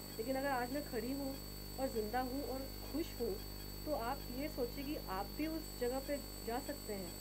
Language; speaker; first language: Hindi; non-native, local second language; Bangla